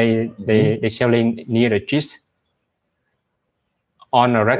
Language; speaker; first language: English; non-native, learner; Vietnamese